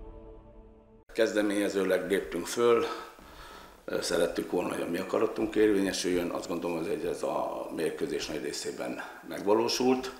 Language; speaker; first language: Hungarian; native; Hungarian